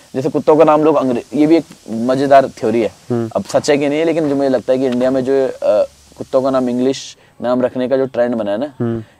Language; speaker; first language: Hindi; native; Hindi